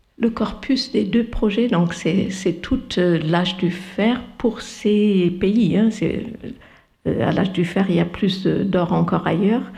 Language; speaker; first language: French; non-native, fluent; German